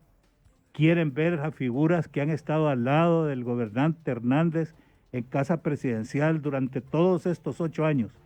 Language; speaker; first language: Spanish; native; Spanish